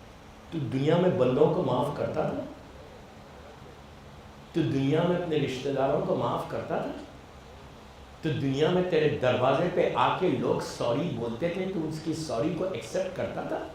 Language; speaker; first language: Urdu; native; Urdu